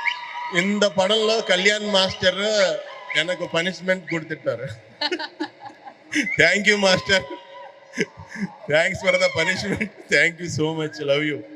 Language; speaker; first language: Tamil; non-native, learner; Telugu